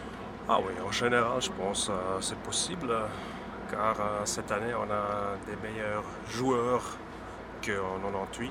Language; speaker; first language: French; non-native, local second language; German